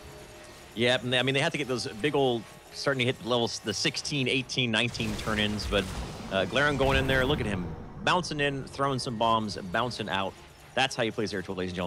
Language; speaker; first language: English; native; English